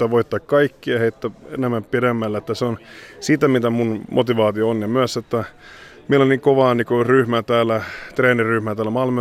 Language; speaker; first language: Finnish; early bilingual, heritage; Finnish